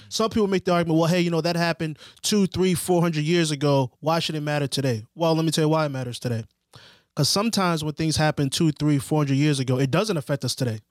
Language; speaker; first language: English; early bilingual, other home language; Haitian Creole